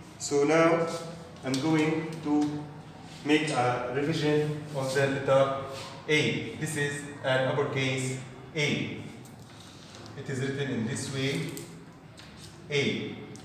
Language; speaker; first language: English; non-native, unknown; Arabic